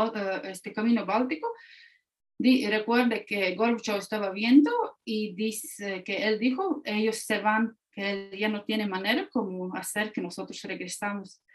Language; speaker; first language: Spanish; non-native, fluent; Latvian